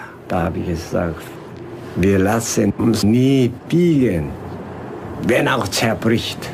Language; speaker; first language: German; non-native, fluent; Korean